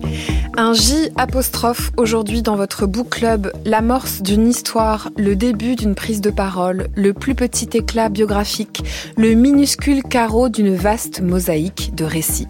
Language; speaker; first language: French; native; French